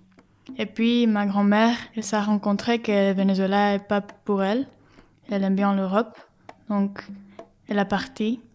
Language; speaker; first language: French; non-native, learner; Spanish